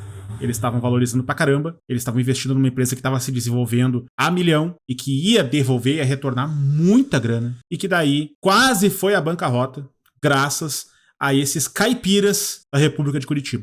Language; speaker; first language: Portuguese; native; Portuguese